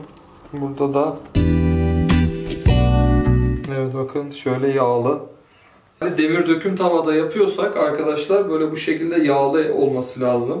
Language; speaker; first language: Turkish; native; Turkish